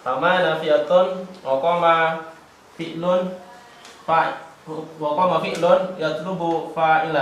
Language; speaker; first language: Arabic; non-native, learner; Indonesian